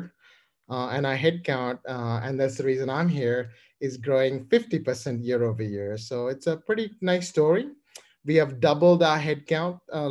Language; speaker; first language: English; non-native, local second language; Sinhala